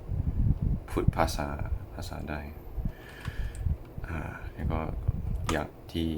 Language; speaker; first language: Thai; non-native, learner; English